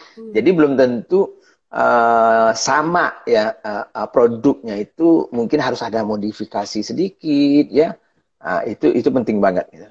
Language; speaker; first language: Indonesian; native; Indonesian